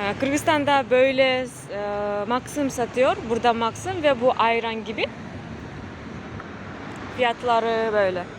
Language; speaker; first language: Turkish; non-native, learner; Kyrgyz